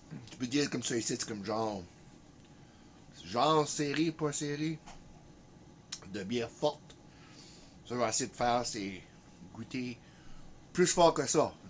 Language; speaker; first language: French; early bilingual, heritage; French